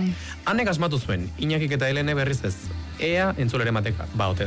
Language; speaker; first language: Basque; native; Basque